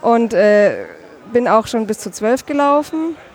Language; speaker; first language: German; native; German